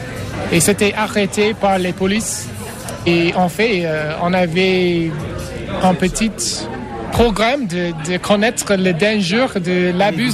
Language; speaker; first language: French; non-native, fluent; English